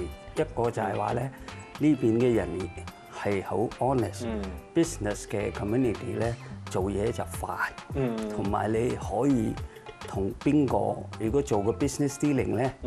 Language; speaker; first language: Cantonese; non-native, fluent; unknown